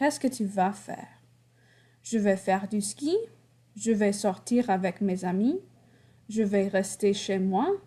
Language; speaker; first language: French; non-native, fluent; English